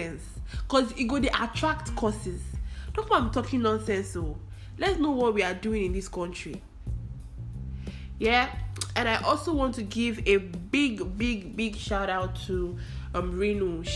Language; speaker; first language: English; non-native, local second language; Igbo